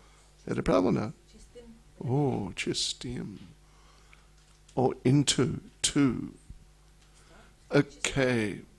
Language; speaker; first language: Russian; non-native, learner; English